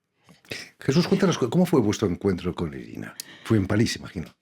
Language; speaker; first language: Spanish; native; Spanish